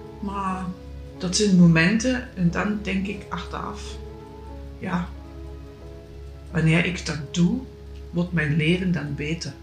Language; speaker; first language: Dutch; non-native, fluent; German